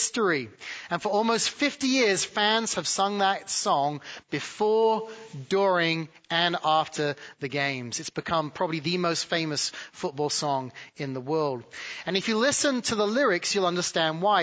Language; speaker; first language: English; native; English